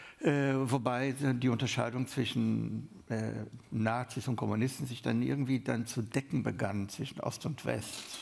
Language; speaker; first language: German; native; German